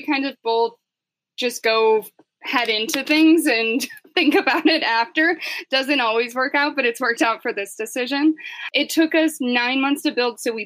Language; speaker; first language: English; native; English